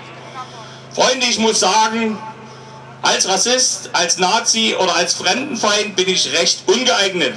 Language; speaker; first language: German; native; German